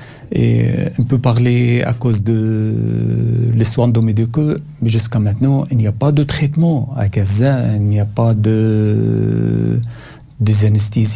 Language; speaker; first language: French; non-native, learner; Arabic